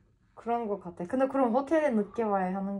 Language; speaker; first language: Korean; non-native, fluent; Turkish